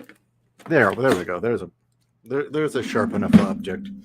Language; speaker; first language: English; native; English